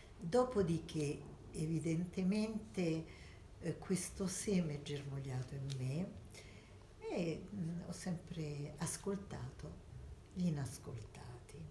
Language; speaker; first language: Italian; early bilingual, other home language; Armenian